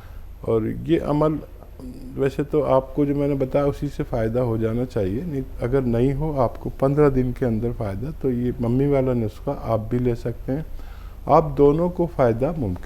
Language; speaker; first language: Hindi; native; Hindi